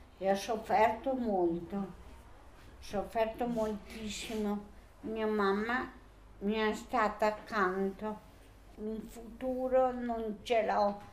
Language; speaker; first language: Italian; native; Italian